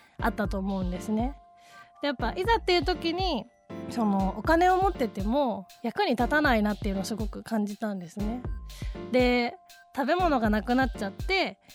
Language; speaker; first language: Japanese; native; Japanese